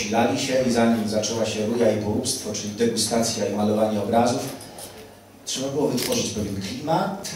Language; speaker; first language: Polish; native; Polish